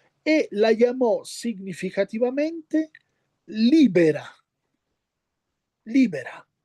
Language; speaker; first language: Spanish; non-native, fluent; Italian